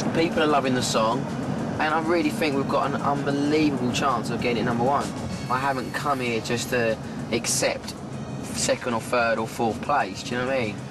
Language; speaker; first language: English; native; English